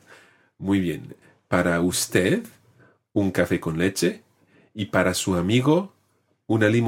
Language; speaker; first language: Spanish; non-native, fluent; English